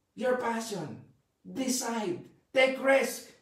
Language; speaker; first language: English; non-native, local second language; Filipino